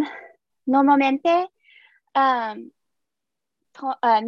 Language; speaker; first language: Spanish; non-native, learner; English